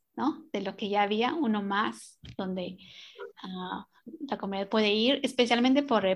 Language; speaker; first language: Spanish; native; Spanish